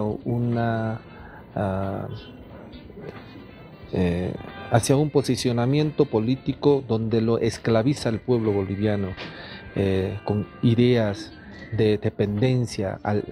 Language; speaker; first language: Spanish; non-native, fluent; Korean